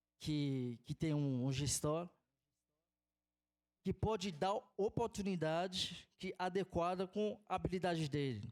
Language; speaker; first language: Portuguese; non-native, fluent; Haitian Creole